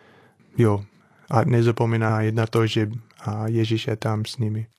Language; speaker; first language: Czech; non-native, fluent; English